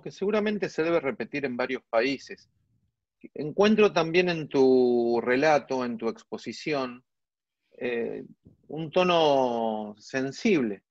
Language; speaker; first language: Spanish; native; Spanish